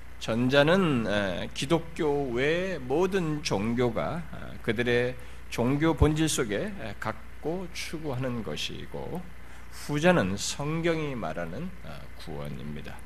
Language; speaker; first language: Korean; native; Korean